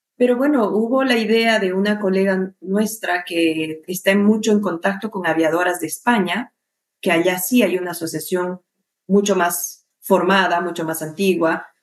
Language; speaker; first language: Spanish; native; Spanish